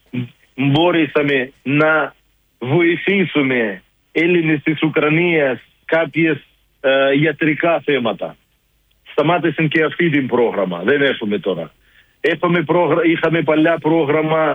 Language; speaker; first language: Greek; non-native, learner; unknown